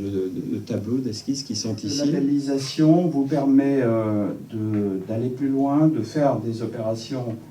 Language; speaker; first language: French; native; French